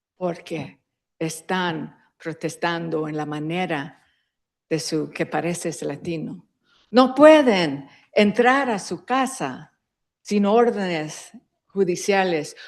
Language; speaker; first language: Spanish; early bilingual, heritage; Spanish